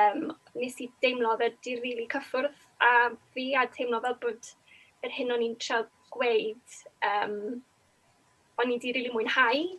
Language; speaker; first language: Welsh; native; Welsh